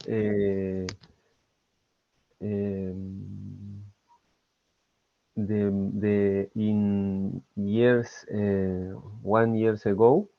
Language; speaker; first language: English; non-native, learner; Spanish